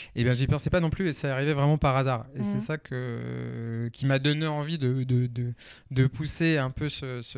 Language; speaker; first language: French; native; French